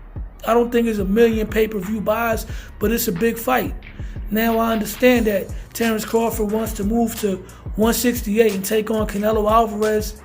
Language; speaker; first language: English; native; English